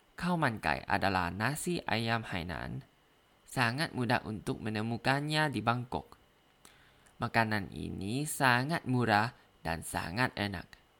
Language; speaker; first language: Indonesian; non-native, learner; Thai